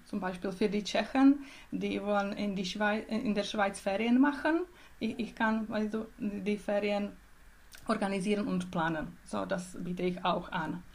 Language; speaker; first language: German; non-native, learner; Czech